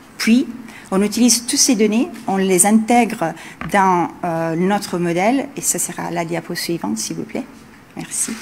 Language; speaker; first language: French; non-native, fluent; Italian